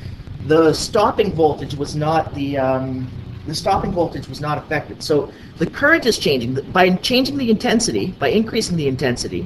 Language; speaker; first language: English; native; English